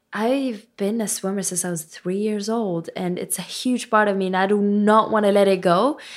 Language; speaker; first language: English; non-native, fluent; Arabic